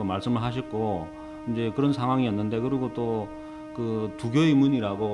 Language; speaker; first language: Korean; native; Korean